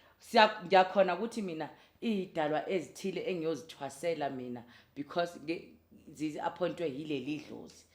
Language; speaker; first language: Zulu; native; Zulu